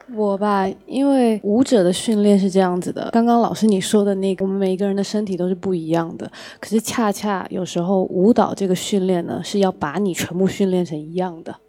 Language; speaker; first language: Chinese; early bilingual, other home language; Cantonese